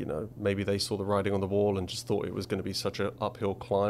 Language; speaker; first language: English; native; English